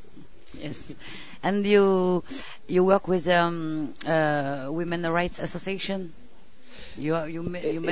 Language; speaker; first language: English; non-native, learner; French